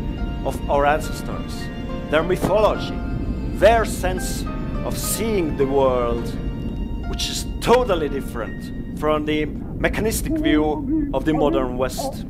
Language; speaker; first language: English; non-native, fluent; Estonian